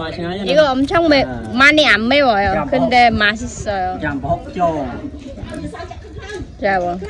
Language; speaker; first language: Korean; non-native, fluent; Khmer